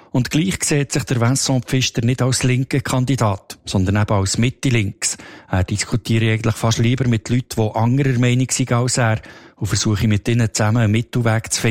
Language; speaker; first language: German; native; German